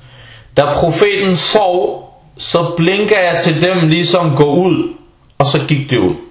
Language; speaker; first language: Danish; early bilingual, other home language; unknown